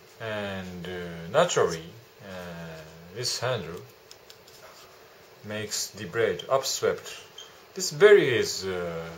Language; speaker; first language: English; non-native, learner; Japanese